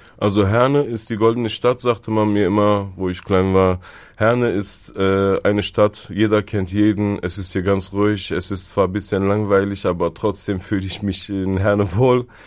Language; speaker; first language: German; early bilingual, other home language; Turkish